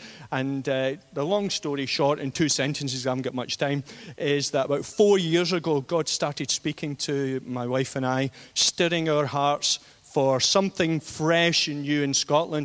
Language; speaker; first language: English; native; English